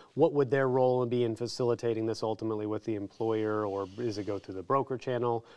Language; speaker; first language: English; native; English